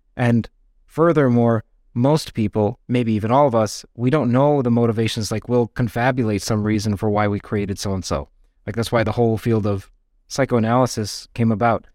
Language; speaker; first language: English; native; English